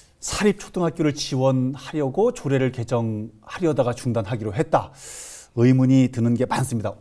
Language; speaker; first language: Korean; native; Korean